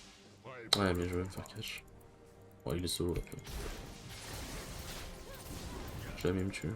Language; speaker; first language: French; native; French